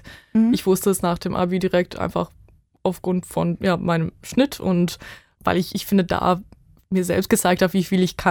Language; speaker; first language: German; non-native, fluent; Bosnian